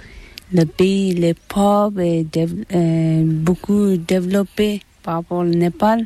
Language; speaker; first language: French; non-native, learner; Tibetan